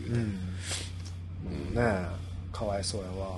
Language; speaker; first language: Japanese; native; Japanese